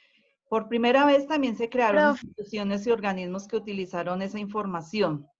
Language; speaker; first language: Spanish; native; Spanish